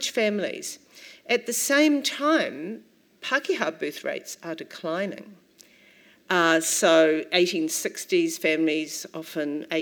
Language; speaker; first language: English; native; English